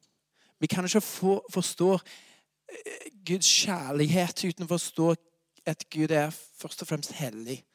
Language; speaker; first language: Norwegian; non-native, fluent; English